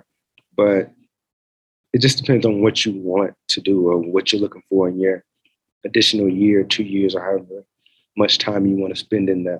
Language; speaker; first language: English; native; English